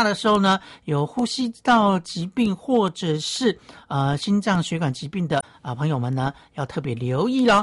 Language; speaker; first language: Chinese; native; Chinese